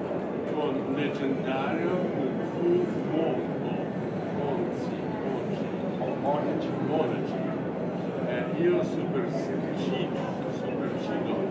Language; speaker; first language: Italian; non-native, learner; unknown